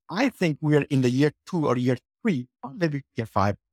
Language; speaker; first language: English; non-native, local second language; Bangla